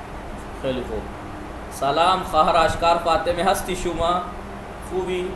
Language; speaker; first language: Persian; non-native, fluent; Urdu